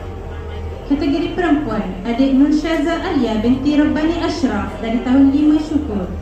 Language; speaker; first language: Malay; native; Malay